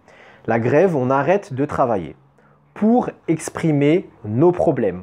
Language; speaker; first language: French; native; French